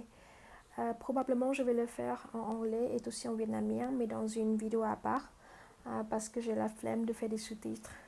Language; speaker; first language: French; non-native, fluent; Vietnamese